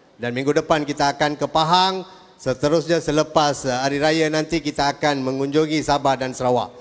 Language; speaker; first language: Malay; non-native, local second language; Tamil